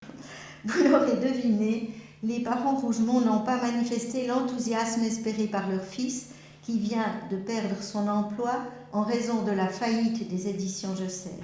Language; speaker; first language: French; native; French